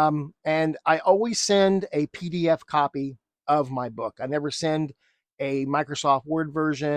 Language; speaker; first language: English; native; English